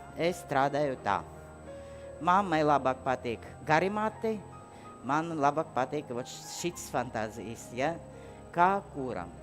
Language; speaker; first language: Latvian; non-native, local second language; Russian